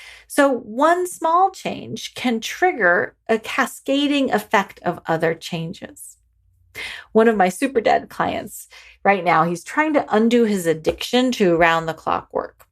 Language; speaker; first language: English; native; English